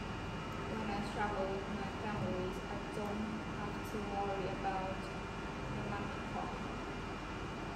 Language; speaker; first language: English; non-native, learner; Vietnamese